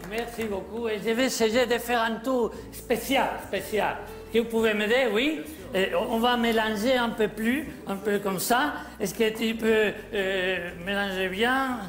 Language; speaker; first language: French; non-native, learner; Spanish